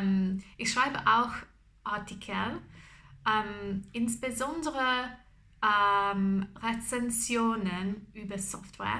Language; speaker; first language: German; non-native, learner; English